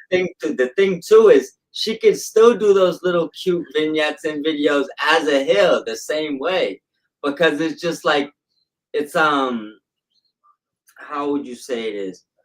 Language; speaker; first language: English; native; English